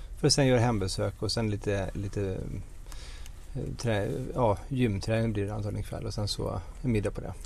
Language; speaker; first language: Swedish; native; Swedish